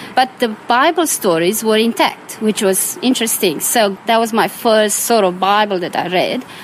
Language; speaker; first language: English; non-native, fluent; Romanian